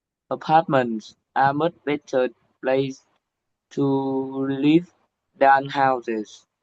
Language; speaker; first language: English; non-native, learner; Vietnamese